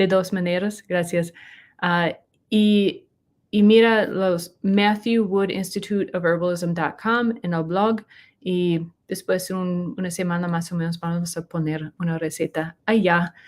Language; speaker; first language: Spanish; non-native, learner; English